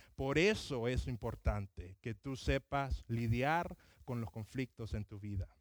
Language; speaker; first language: Spanish; early bilingual, other home language; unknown